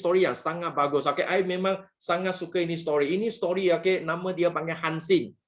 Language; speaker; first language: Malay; non-native, local second language; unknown